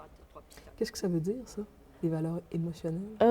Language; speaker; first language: French; native; French